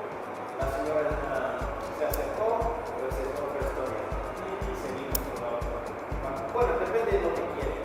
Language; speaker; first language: Spanish; non-native, fluent; English